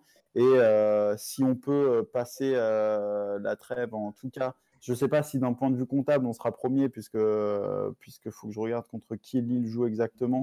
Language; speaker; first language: French; native; French